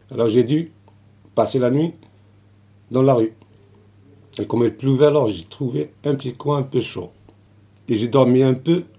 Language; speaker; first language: French; non-native, local second language; Arabic